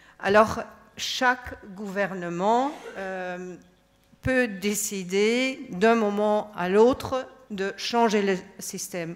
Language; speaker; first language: French; non-native, fluent; German